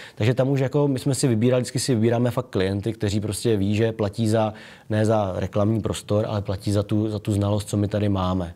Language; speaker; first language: Czech; native; Czech